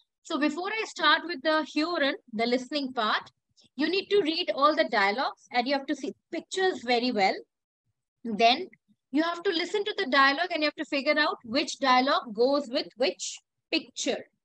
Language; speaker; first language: English; non-native, local second language; Hindi